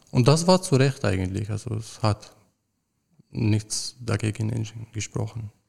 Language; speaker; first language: German; non-native, fluent; Arabic